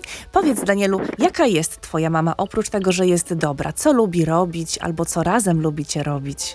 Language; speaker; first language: Polish; native; Polish